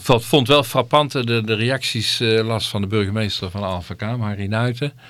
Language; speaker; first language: Dutch; native; Dutch